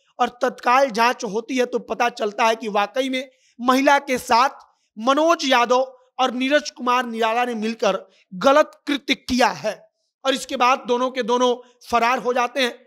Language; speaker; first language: Hindi; native; Hindi